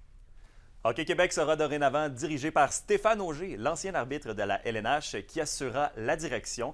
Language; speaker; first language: French; native; French